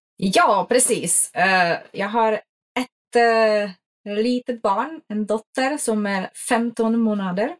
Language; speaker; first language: Swedish; non-native, fluent; Czech